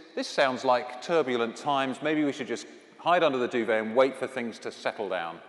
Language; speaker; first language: English; native; English